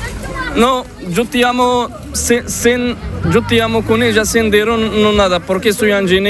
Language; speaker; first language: Spanish; non-native, learner; Arabic